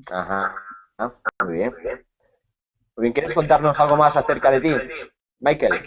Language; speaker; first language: Spanish; native; Spanish